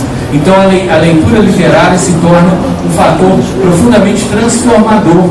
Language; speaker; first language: Portuguese; native; Portuguese